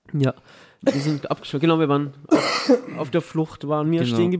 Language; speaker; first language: German; native; German